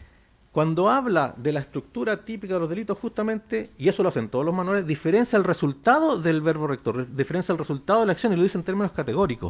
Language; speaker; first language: Spanish; native; Spanish